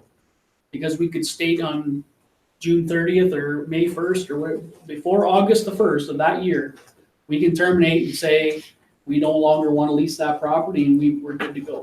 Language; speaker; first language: English; native; English